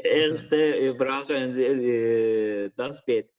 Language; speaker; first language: German; non-native, learner; Azerbaijani